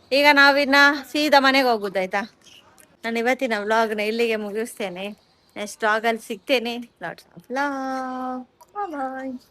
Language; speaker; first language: Kannada; non-native, local second language; Tulu